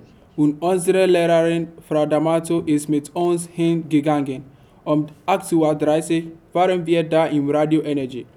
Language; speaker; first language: German; non-native, learner; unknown